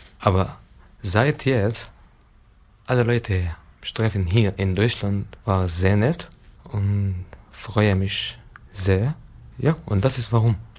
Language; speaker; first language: German; non-native, learner; Arabic